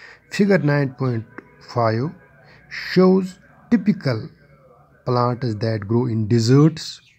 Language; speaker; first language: English; non-native, local second language; Kashmiri